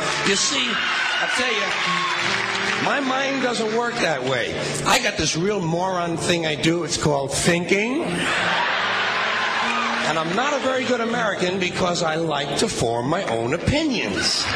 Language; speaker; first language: English; native; English